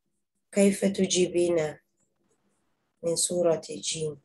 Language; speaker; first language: Arabic; non-native, fluent; Uzbek